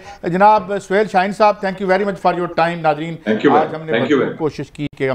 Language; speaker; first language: Urdu; native; Urdu